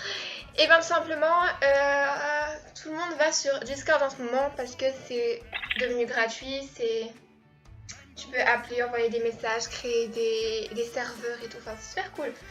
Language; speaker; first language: French; native; French